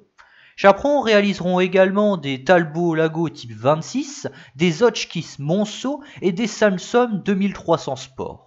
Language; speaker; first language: French; native; French